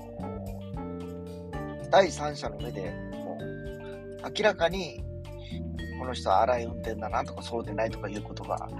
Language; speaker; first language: Japanese; native; Japanese